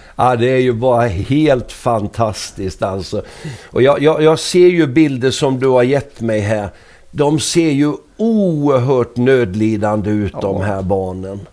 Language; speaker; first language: Swedish; native; Swedish